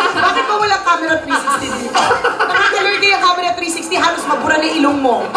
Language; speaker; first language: Filipino; native; Filipino